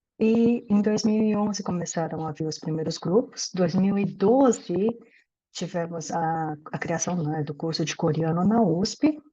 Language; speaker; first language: Portuguese; early bilingual, other home language; Korean